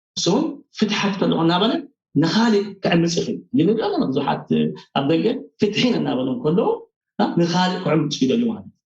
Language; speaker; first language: Tigrinya; early bilingual, heritage; Tigrinya